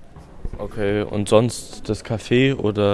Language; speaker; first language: German; native; German